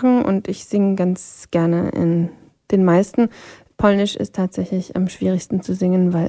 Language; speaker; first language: German; non-native, local second language; Polish